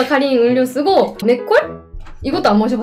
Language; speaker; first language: Korean; non-native, fluent; Japanese